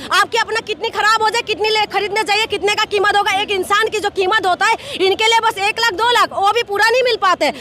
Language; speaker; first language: Hindi; non-native, local second language; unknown